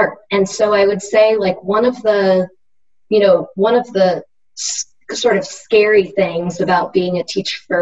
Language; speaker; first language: English; native; English